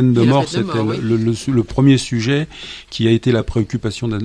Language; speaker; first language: French; native; French